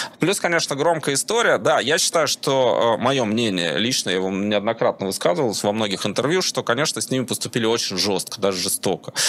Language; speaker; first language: Russian; native; Russian